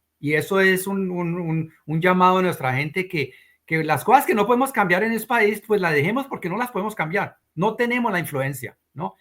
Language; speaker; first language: Spanish; native; Spanish